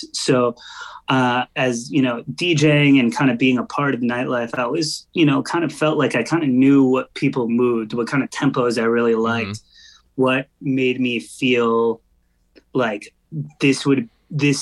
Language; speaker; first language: English; native; English